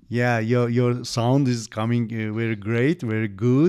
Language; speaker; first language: English; non-native, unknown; Turkish